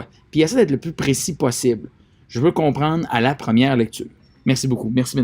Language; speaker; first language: French; native; French